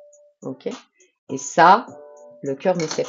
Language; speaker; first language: French; native; French